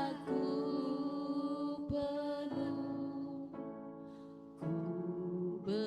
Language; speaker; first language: Indonesian; native; Indonesian